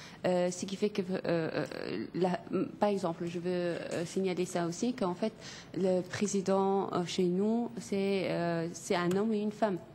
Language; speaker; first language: French; non-native, fluent; Kurdish